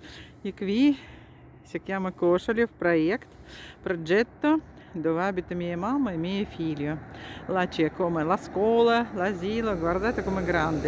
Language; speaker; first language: Italian; non-native, fluent; Russian